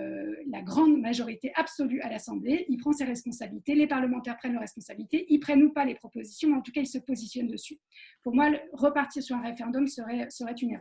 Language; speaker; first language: French; native; French